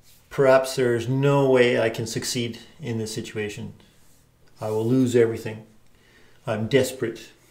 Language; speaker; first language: English; native; English